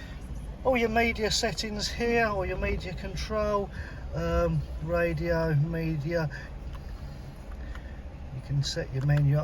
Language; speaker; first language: English; native; English